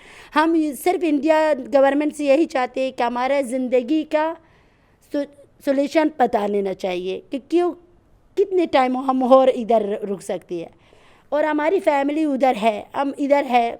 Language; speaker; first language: Hindi; non-native, fluent; Persian